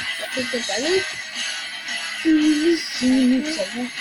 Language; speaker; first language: French; native; French